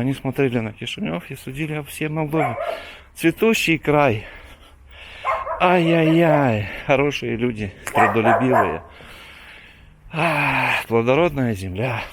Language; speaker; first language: Russian; native; Russian